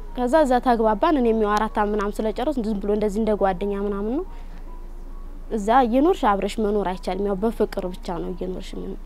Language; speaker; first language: Amharic; native; Amharic